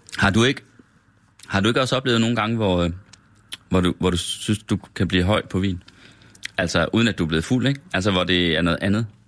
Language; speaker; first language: Danish; native; Danish